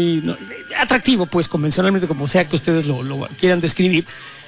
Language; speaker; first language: Spanish; native; Spanish